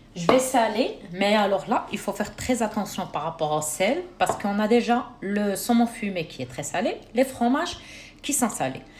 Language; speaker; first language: French; non-native, local second language; Arabic